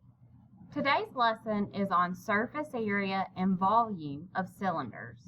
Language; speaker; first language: English; native; English